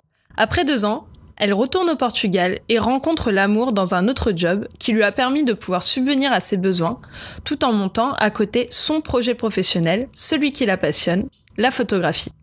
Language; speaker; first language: French; native; French